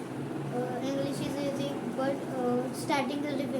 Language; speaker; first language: English; non-native, learner; Marathi